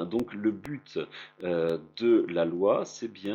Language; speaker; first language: French; native; French